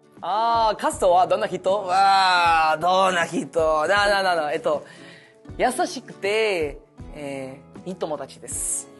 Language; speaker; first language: Japanese; non-native, learner; Spanish